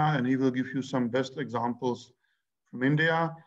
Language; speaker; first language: English; non-native, fluent; Czech